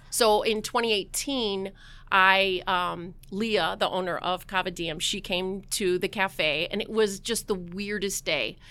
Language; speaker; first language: English; native; English